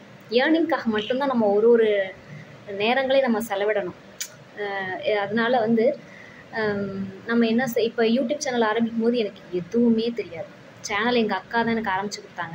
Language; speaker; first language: Tamil; native; Tamil